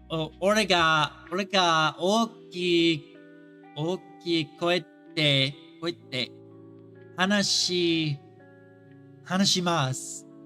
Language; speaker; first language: Japanese; non-native, learner; English